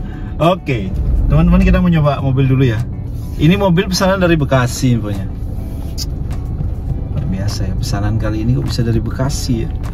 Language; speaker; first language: Indonesian; native; Indonesian